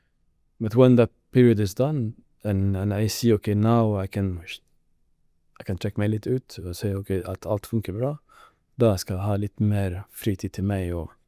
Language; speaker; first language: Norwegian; non-native, learner; Arabic